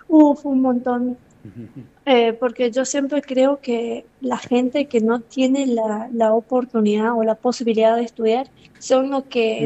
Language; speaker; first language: Spanish; native; Spanish